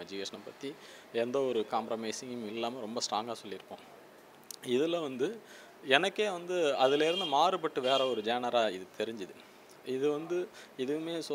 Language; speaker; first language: Tamil; native; Tamil